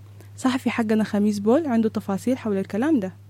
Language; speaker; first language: Arabic; native; Arabic